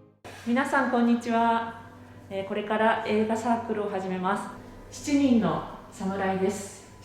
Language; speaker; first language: Japanese; native; Japanese